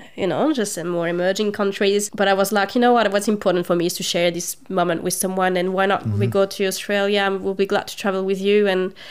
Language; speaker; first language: English; non-native, fluent; French